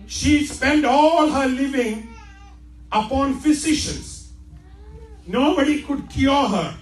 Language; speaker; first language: English; non-native, local second language; Malayalam